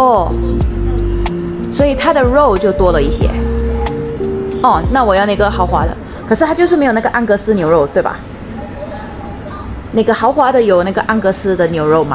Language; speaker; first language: Chinese; non-native, fluent; English